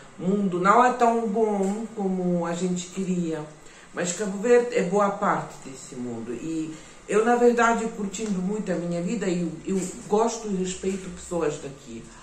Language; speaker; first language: Portuguese; non-native, fluent; Ukrainian